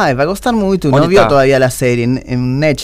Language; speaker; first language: Portuguese; non-native, learner; Spanish